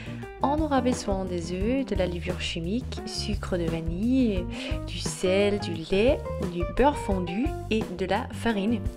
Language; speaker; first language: French; non-native, fluent; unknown